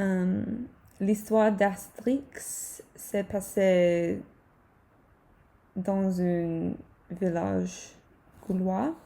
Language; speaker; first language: French; non-native, learner; English